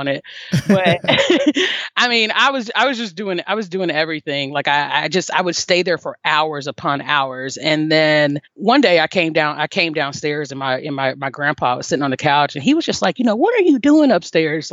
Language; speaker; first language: English; native; English